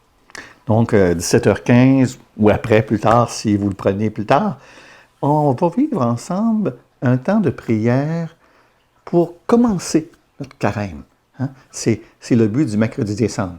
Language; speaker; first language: French; native; French